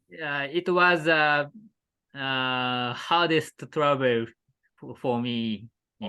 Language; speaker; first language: English; non-native, learner; Japanese